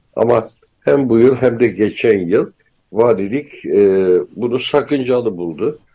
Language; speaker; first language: Turkish; native; Turkish